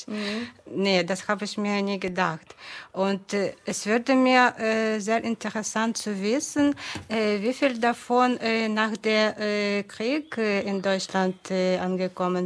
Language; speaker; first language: German; non-native, fluent; Ukrainian